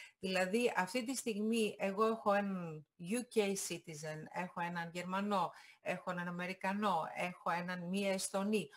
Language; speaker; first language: Greek; native; Greek